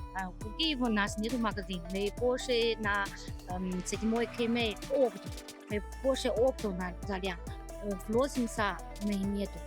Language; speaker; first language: Russian; non-native, learner; Chinese